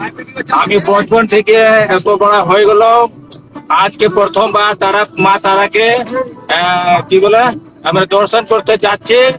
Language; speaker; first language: Bangla; non-native, learner; Hindi